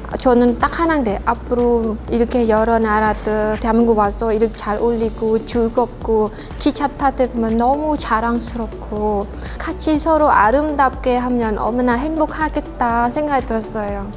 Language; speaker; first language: Korean; non-native, learner; Khmer